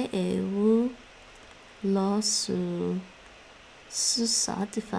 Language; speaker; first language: Chinese; non-native, learner; English